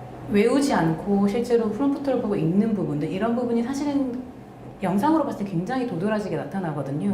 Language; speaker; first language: Korean; native; Korean